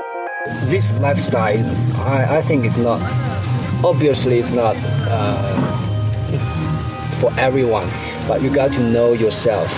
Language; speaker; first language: English; non-native, fluent; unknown